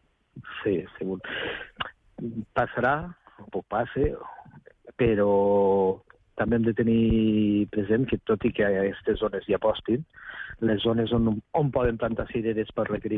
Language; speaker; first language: Catalan; native; Catalan